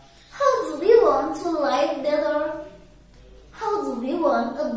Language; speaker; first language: English; non-native, learner; Indonesian